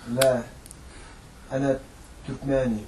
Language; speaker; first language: Arabic; non-native, learner; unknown